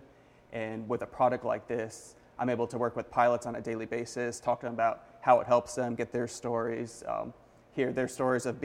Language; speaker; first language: English; native; English